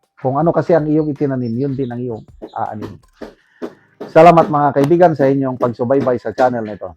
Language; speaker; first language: Filipino; native; Filipino